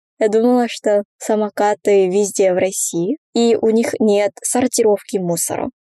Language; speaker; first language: Russian; non-native, fluent; Korean